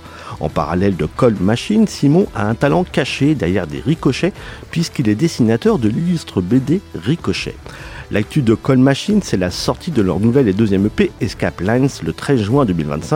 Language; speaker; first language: French; native; French